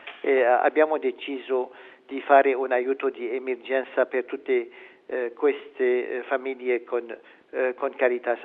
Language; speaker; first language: Italian; non-native, fluent; Arabic